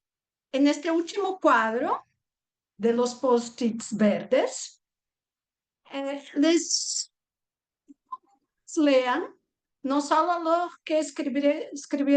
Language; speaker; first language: Spanish; non-native, fluent; Portuguese